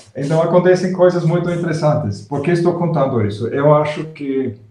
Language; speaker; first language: Portuguese; non-native, fluent; German